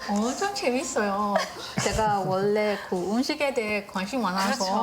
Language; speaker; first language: Korean; non-native, learner; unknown